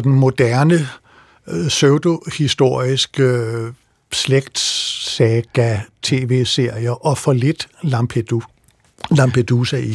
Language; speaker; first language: Danish; native; Danish